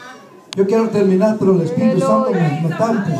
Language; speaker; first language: Spanish; early bilingual, heritage; Spanish